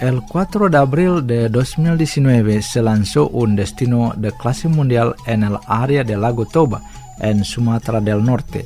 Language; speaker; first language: Spanish; non-native, fluent; Indonesian